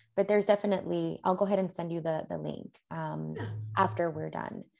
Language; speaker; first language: English; early bilingual, other home language; Spanish